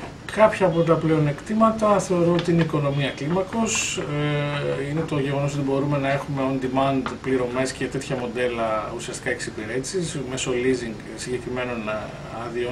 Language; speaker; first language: Greek; native; Greek